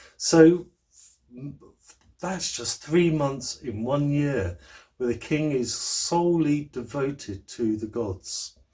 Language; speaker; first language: English; native; English